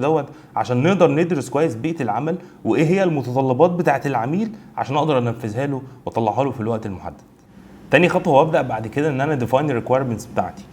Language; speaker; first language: Arabic; native; Arabic